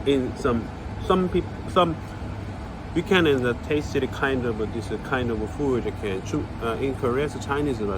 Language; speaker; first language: English; non-native, learner; Korean